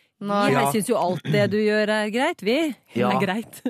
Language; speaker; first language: Norwegian; native; Norwegian